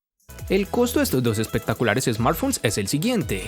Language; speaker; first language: Spanish; native; Spanish